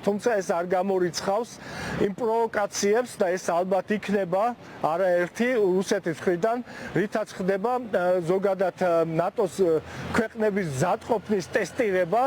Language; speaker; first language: Georgian; native; Georgian